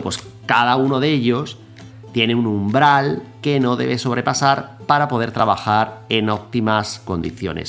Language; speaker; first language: Spanish; native; Spanish